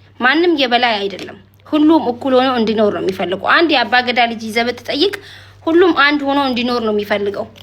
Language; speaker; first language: Amharic; non-native, local second language; Oromo